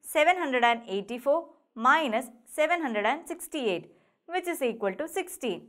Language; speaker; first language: English; non-native, local second language; Malayalam